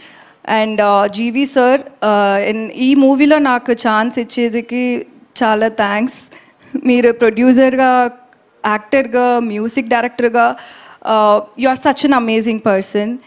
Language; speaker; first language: Telugu; non-native, local second language; Tamil